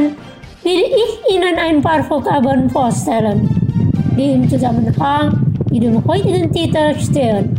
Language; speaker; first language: German; non-native, fluent; Indonesian